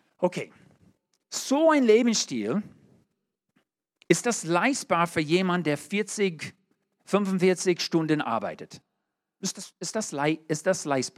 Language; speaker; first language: German; non-native, learner; English